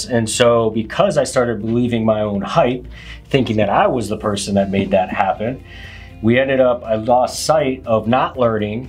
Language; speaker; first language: English; native; English